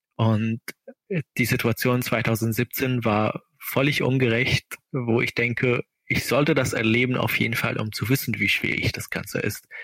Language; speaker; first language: German; non-native, fluent; Arabic